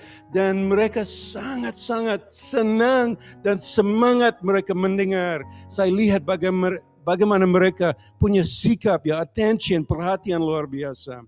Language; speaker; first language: Indonesian; non-native, learner; English